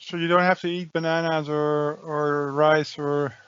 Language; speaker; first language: English; non-native, fluent; Dutch